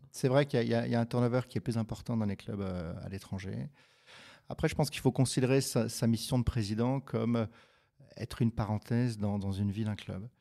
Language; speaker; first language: French; native; French